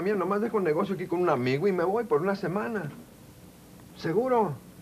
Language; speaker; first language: Spanish; early bilingual, other home language; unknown